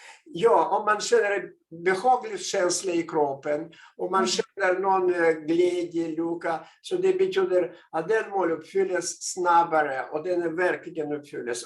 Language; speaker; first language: Swedish; non-native, fluent; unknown